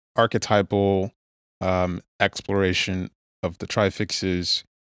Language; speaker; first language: English; non-native, local second language; Igbo